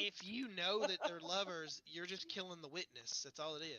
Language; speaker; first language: English; native; English